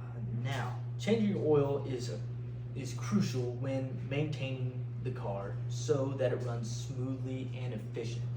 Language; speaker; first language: English; native; English